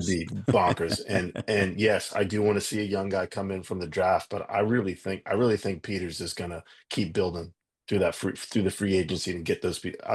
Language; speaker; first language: English; native; English